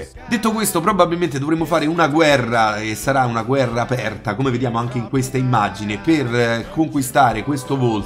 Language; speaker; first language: Italian; native; Italian